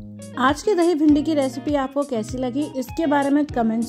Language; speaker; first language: Hindi; native; Hindi